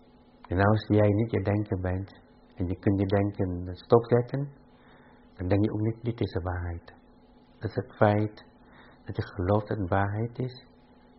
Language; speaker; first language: Dutch; non-native, fluent; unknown